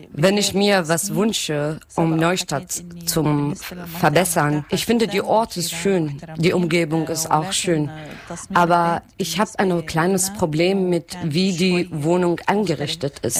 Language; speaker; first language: German; non-native, learner; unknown